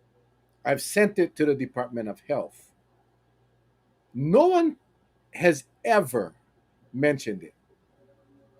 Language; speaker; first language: English; native; English